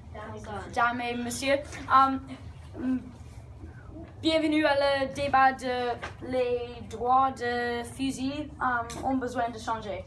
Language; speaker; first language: French; non-native, learner; English